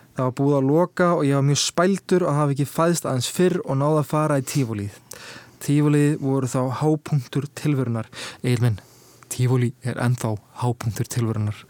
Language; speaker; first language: Icelandic; early bilingual, heritage; Icelandic